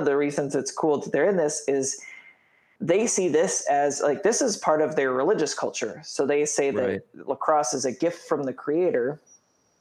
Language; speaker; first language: English; native; English